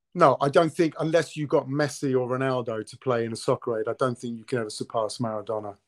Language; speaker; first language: English; early bilingual, other home language; Italian